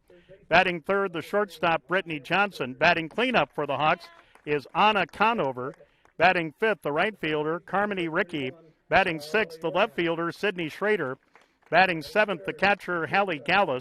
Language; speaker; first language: English; native; English